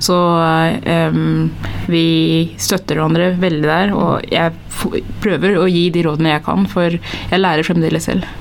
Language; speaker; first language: Norwegian; early bilingual, other home language; Tigrinya